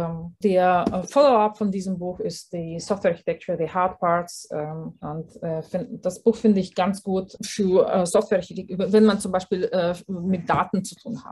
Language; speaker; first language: German; non-native, fluent; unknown